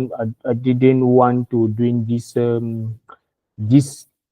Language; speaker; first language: English; non-native, learner; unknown